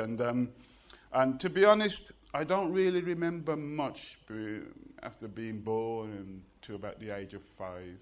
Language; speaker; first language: English; native; English